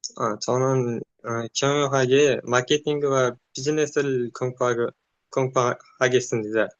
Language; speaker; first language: Korean; non-native, learner; Uzbek